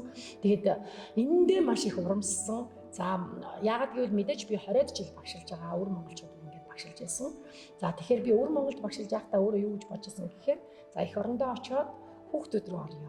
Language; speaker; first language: Mongolian; native; Mongolian